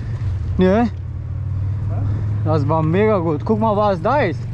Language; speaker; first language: German; non-native, learner; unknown